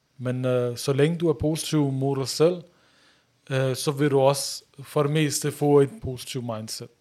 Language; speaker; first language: Danish; early bilingual, other home language; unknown